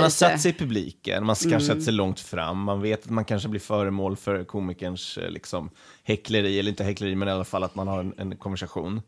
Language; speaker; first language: Swedish; native; Swedish